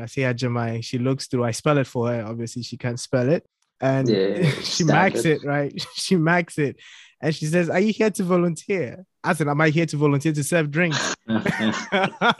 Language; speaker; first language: English; non-native, local second language; Akan